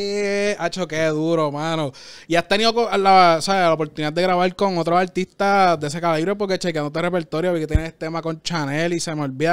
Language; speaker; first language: Spanish; native; Spanish